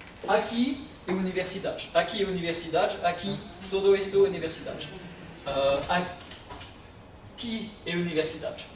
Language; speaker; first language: Portuguese; non-native, fluent; French